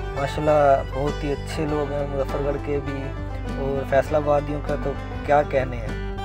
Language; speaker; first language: Urdu; non-native, local second language; Punjabi